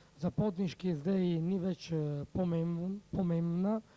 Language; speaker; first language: Slovenian; non-native, learner; Italian